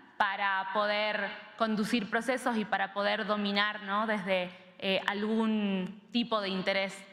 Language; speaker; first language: Spanish; native; Spanish